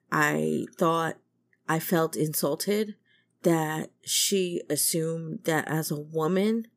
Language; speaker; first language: English; native; English